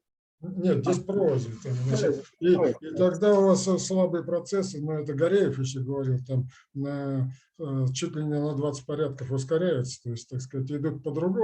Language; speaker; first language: Russian; native; Russian